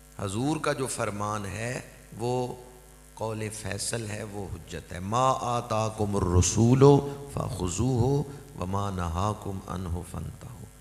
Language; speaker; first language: Urdu; non-native, local second language; Punjabi